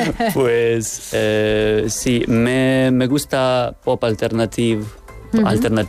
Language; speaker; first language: Spanish; non-native, learner; Ukrainian